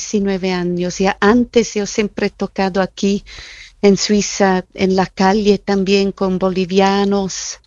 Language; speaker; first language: Spanish; non-native, fluent; German